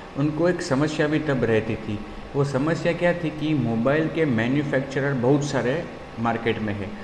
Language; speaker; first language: Hindi; non-native, local second language; Gujarati